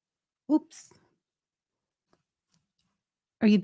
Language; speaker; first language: English; native; English